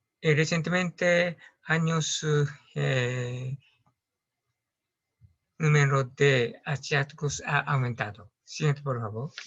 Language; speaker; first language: Spanish; non-native, learner; Japanese